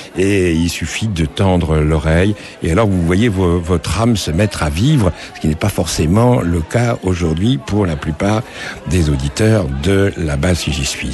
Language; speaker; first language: French; native; French